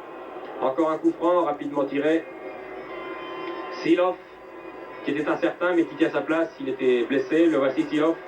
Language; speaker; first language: French; native; French